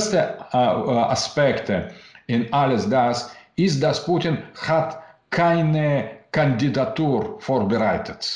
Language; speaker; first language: German; non-native, learner; Russian